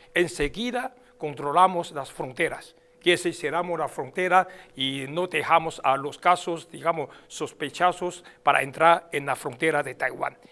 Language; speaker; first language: Spanish; non-native, fluent; Chinese